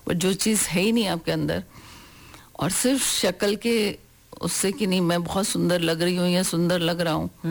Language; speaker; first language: Hindi; native; Hindi